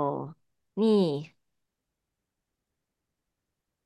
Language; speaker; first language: Japanese; non-native, learner; Chinese